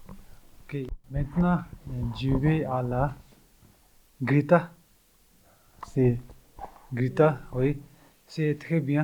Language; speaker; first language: French; non-native, learner; Tibetan